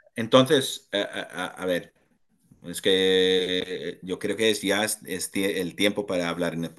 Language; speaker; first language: Spanish; non-native, learner; English